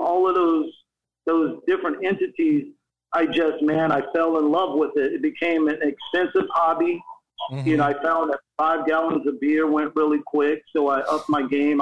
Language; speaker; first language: English; native; English